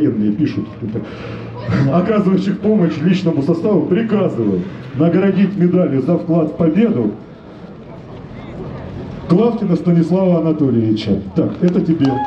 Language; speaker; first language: Russian; native; Russian